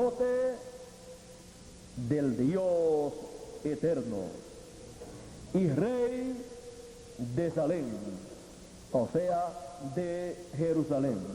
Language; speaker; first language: Spanish; native; Spanish